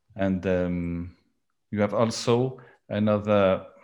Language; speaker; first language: English; non-native, learner; French